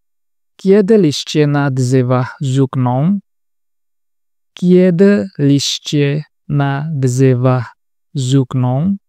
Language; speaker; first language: Polish; non-native, learner; Indonesian